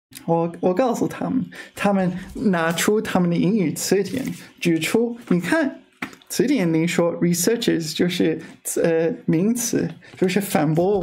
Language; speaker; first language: Chinese; non-native, fluent; English